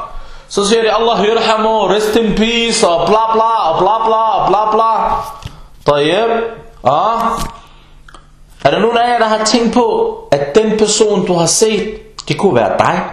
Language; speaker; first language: Danish; early bilingual, other home language; Arabic